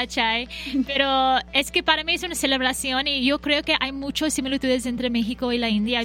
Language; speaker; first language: Spanish; non-native, fluent; Bangla